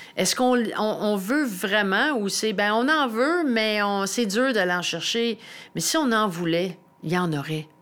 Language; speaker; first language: French; native; French